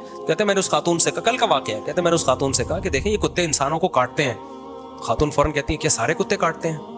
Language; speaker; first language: Urdu; native; Urdu